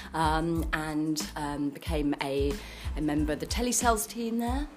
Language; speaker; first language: English; native; English